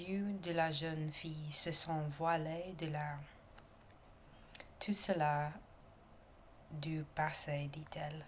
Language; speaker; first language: French; non-native, learner; English